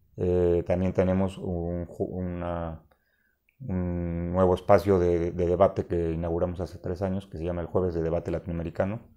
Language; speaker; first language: Spanish; native; Spanish